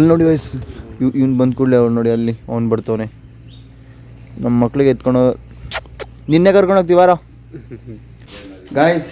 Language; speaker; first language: Kannada; native; Kannada